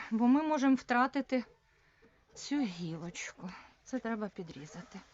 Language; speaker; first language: Ukrainian; non-native, local second language; Russian